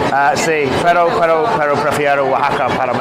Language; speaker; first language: Spanish; non-native, learner; English